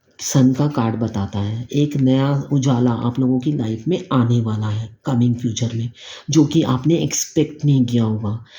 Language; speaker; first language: Hindi; native; Hindi